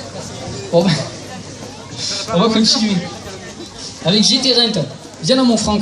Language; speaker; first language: French; native; French